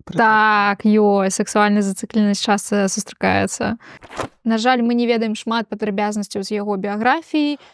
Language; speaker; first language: Belarusian; non-native, local second language; Russian